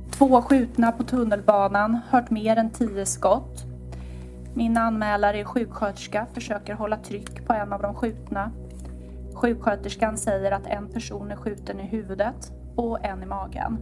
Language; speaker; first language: Swedish; native; Swedish